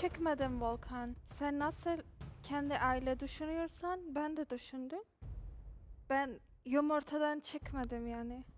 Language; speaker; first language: Turkish; non-native, learner; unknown